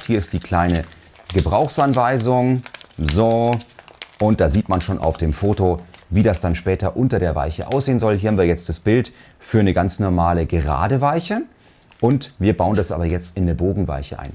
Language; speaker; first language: German; native; German